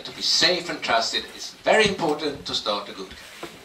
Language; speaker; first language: English; non-native, fluent; Swedish